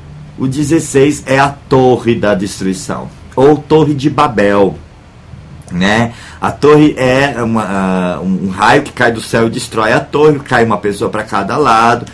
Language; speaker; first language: Portuguese; native; Portuguese